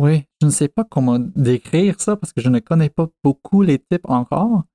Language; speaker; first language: French; non-native, fluent; English